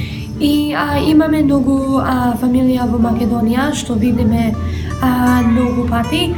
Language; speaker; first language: Macedonian; early bilingual, heritage; Macedonian